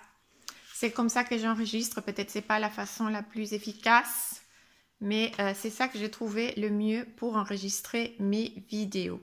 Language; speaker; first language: French; non-native, fluent; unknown